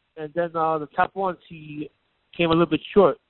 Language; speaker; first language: English; native; English